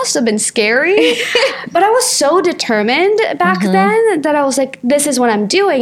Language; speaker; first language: English; non-native, fluent; Japanese